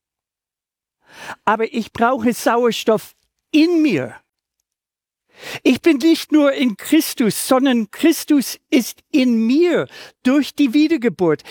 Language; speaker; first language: German; non-native, fluent; English